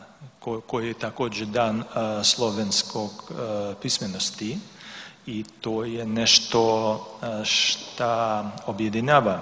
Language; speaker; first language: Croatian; non-native, learner; Russian